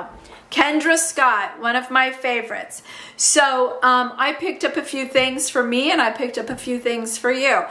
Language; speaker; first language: English; native; English